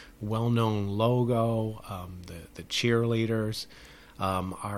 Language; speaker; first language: English; native; English